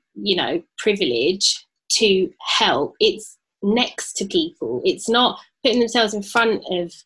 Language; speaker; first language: English; native; English